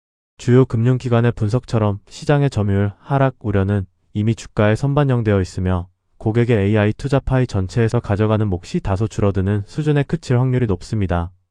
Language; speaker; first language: Korean; native; Korean